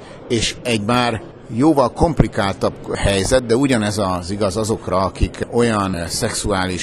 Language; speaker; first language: Hungarian; native; Hungarian